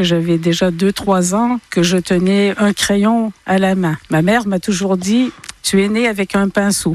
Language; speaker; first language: French; native; French